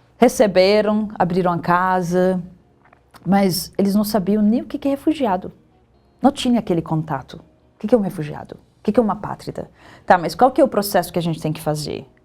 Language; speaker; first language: Portuguese; non-native, fluent; Arabic